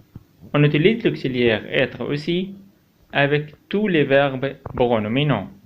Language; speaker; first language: French; non-native, local second language; Arabic